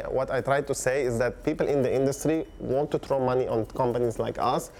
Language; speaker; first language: English; non-native, fluent; Arabic